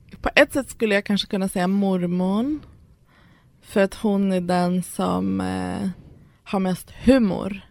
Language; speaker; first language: Swedish; early bilingual, other home language; Persian